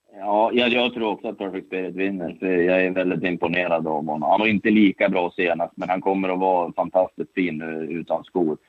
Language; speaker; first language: Swedish; native; Swedish